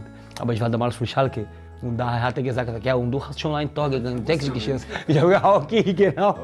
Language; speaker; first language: German; non-native, learner; Portuguese